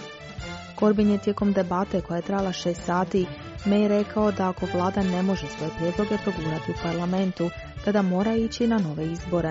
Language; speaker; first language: Croatian; native; Croatian